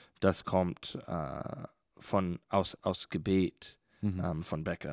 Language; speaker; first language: German; non-native, learner; English